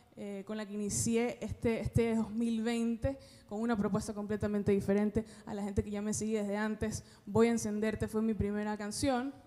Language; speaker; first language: Spanish; native; Spanish